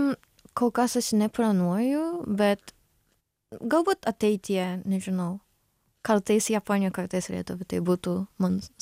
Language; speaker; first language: Lithuanian; non-native, learner; Japanese